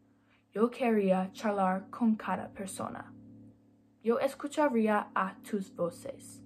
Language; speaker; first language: Spanish; non-native, learner; English